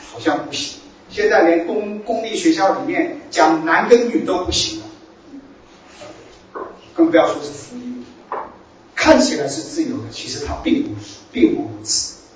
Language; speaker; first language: Chinese; native; Chinese